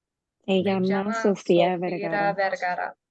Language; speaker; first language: Spanish; early bilingual, heritage; Spanish